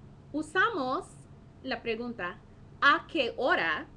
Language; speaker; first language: Spanish; non-native, fluent; English